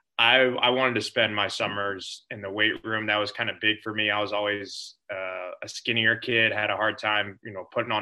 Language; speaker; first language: English; native; English